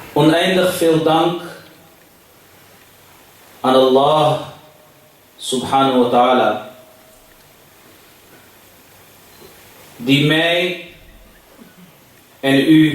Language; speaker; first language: Dutch; early bilingual, other home language; Urdu